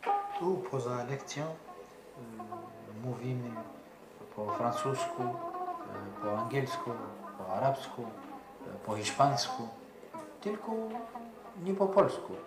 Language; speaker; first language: Polish; non-native, learner; Arabic